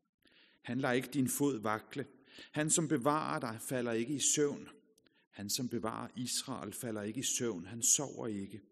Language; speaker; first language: Danish; native; Danish